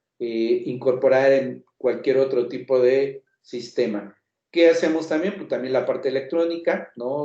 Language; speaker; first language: Spanish; native; Spanish